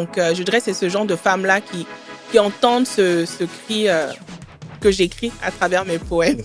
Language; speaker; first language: French; early bilingual, other home language; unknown